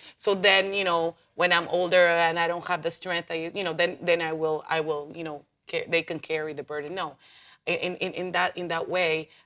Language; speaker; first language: English; non-native, fluent; Spanish